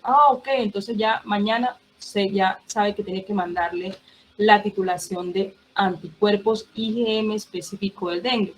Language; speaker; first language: Spanish; native; Spanish